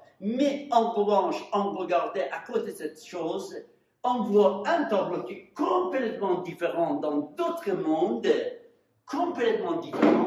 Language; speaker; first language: French; non-native, fluent; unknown